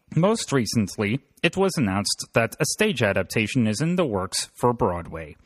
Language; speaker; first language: English; native; English